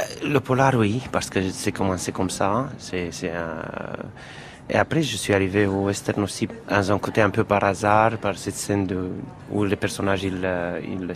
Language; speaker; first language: French; non-native, fluent; Romanian